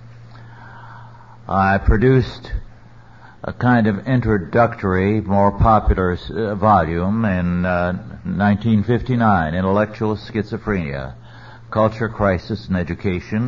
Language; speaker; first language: English; native; English